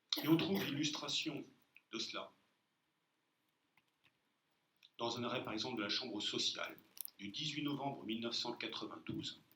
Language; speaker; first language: French; native; French